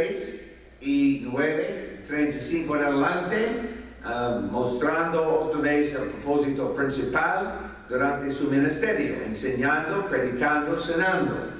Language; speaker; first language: Spanish; non-native, fluent; English